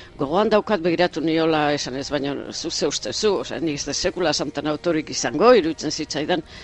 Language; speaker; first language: Basque; native; Basque